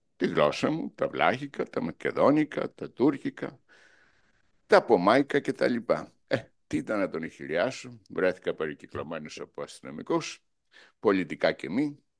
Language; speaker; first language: Greek; non-native, local second language; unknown